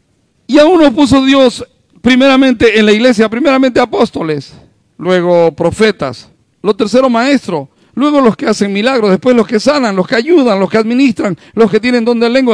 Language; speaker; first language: Spanish; native; Spanish